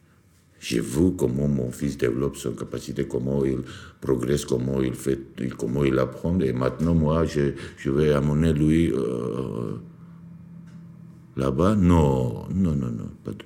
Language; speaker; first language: French; non-native, learner; Georgian